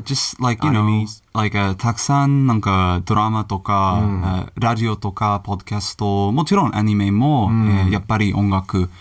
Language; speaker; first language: Japanese; non-native, learner; English